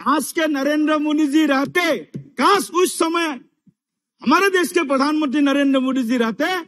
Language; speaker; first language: Hindi; non-native, local second language; Assamese